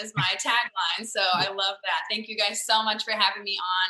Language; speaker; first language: English; native; English